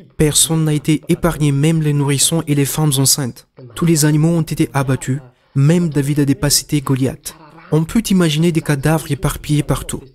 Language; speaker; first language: French; non-native, local second language; Malagasy